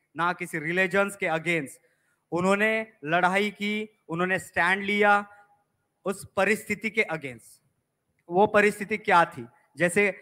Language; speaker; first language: Hindi; non-native, local second language; Marathi